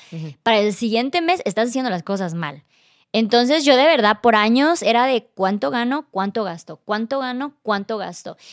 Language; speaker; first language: Spanish; native; Spanish